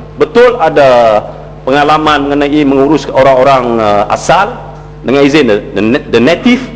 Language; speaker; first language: Malay; native; Malay